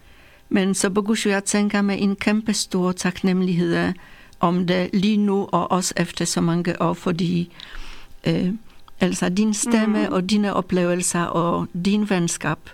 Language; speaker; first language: Danish; non-native, fluent; Polish